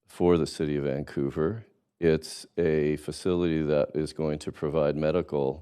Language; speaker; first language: English; native; English